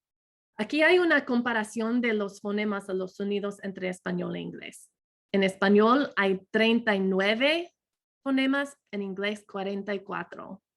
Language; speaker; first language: Spanish; non-native, fluent; English